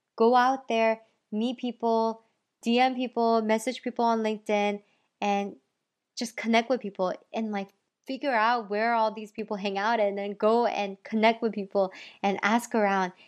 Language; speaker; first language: English; early bilingual, other home language; Korean